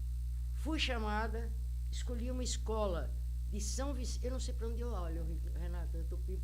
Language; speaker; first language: Portuguese; native; Portuguese